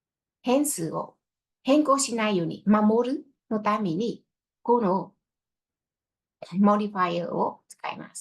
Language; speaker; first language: Japanese; non-native, fluent; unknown